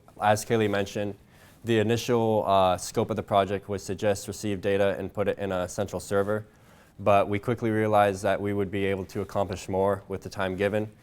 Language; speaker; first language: English; native; English